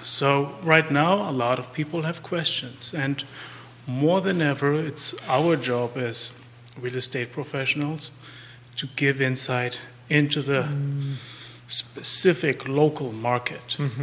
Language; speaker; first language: English; non-native, fluent; German